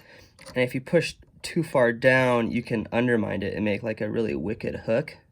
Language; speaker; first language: English; native; English